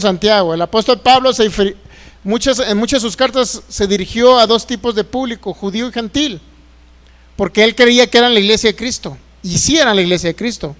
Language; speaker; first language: Spanish; native; Spanish